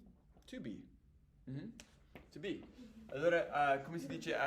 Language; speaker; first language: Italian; non-native, fluent; English